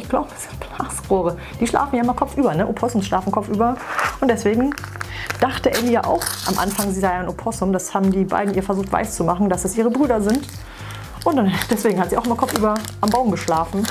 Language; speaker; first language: German; native; German